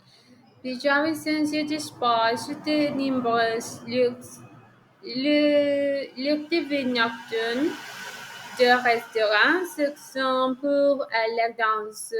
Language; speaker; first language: French; non-native, learner; Spanish